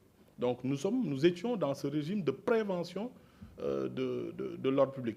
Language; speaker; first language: French; non-native, local second language; Wolof